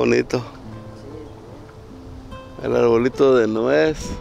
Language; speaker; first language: Spanish; native; Spanish